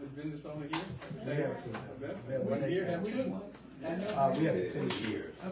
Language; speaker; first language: English; native; English